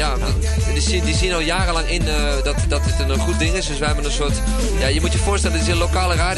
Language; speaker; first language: Dutch; native; Dutch